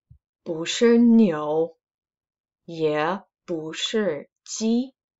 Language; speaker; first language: Chinese; non-native, fluent; English